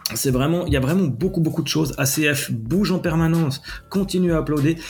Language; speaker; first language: French; native; French